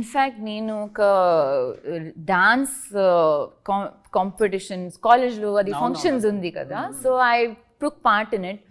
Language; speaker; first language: Telugu; non-native, learner; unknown